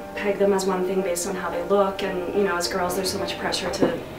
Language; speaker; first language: English; native; English